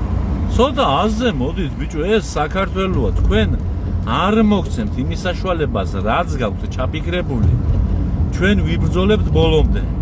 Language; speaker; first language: Georgian; native; Georgian